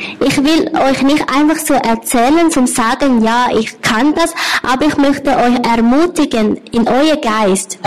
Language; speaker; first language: German; non-native, learner; Thai